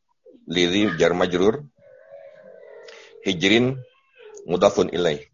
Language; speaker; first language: Arabic; non-native, learner; Indonesian